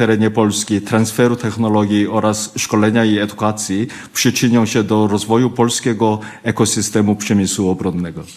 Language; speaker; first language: Polish; non-native, fluent; Korean